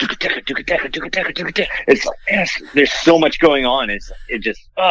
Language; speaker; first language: English; native; English